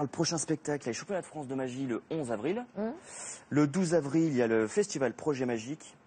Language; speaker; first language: French; native; French